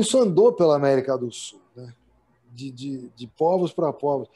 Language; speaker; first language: Portuguese; native; Portuguese